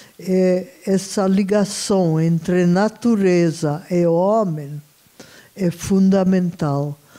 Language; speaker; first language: Portuguese; non-native, fluent; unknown